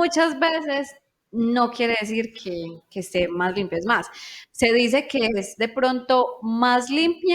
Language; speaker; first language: Spanish; native; Spanish